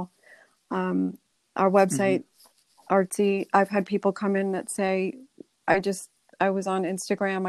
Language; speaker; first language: English; native; English